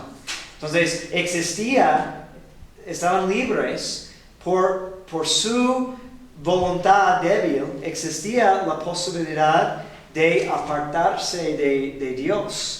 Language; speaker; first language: Spanish; non-native, fluent; English